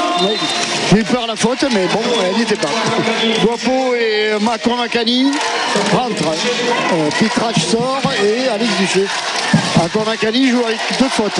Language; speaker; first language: French; native; French